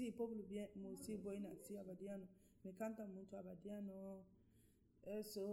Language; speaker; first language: Spanish; non-native, learner; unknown